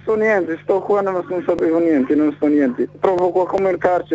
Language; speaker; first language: Italian; non-native, learner; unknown